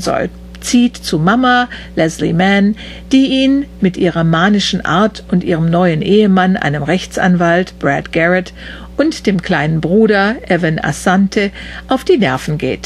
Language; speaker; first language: German; native; German